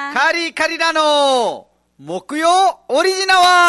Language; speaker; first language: Japanese; non-native, fluent; Nepali